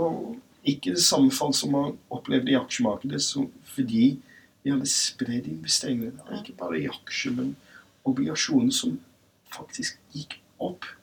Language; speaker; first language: Norwegian; non-native, fluent; English